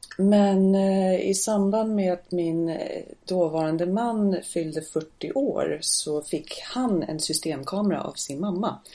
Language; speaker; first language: Swedish; non-native, fluent; English